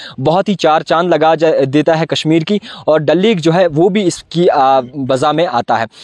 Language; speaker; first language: Hindi; non-native, local second language; Kashmiri